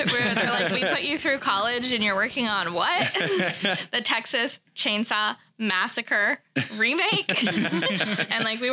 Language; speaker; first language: English; native; English